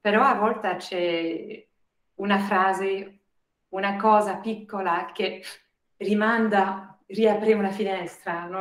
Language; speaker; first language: Italian; non-native, fluent; French